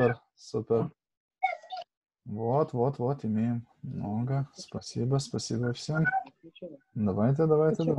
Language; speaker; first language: Russian; non-native, fluent; Lithuanian